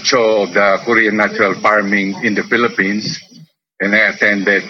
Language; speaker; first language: English; non-native, local second language; Filipino